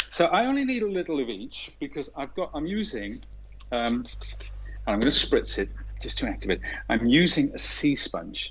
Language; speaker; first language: English; native; English